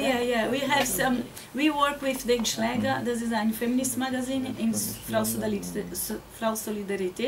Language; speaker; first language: English; non-native, learner; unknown